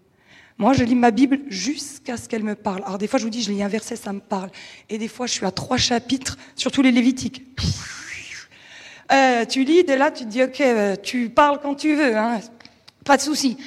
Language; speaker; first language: French; native; French